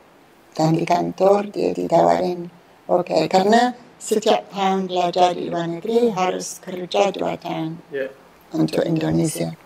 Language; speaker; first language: Indonesian; non-native, fluent; English